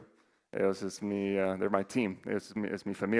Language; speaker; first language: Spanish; non-native, learner; English